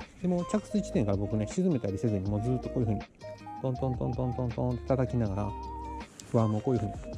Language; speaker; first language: Japanese; native; Japanese